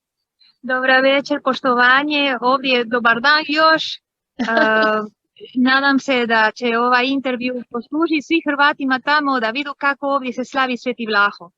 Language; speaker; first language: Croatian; early bilingual, heritage; Croatian